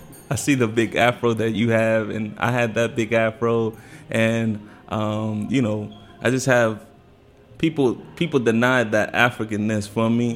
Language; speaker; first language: English; early bilingual, other home language; Spanish